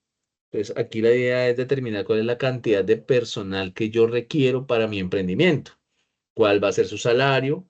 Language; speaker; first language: Spanish; native; Spanish